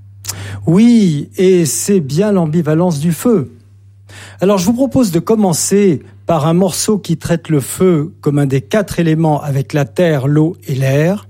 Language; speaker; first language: French; native; French